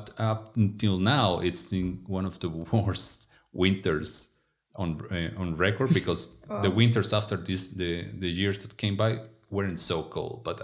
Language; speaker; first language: English; non-native, fluent; Spanish